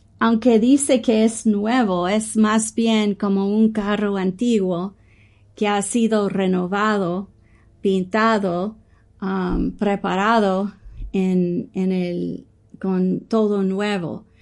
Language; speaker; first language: Spanish; non-native, fluent; English